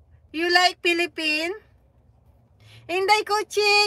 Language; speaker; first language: English; non-native, local second language; Cebuano